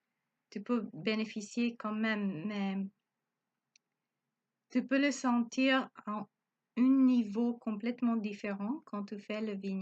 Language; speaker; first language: French; non-native, learner; Spanish